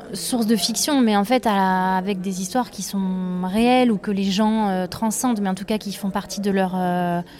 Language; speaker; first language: French; native; French